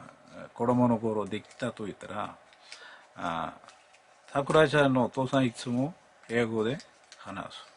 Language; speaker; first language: Japanese; non-native, learner; Malayalam